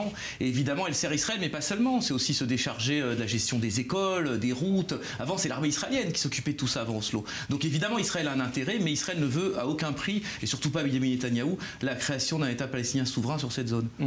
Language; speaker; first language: French; native; French